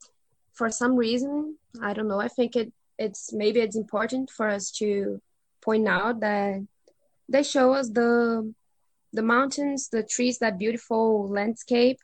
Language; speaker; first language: English; non-native, fluent; Portuguese